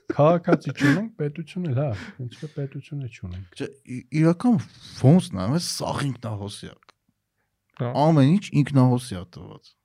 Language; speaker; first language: Armenian; native; Armenian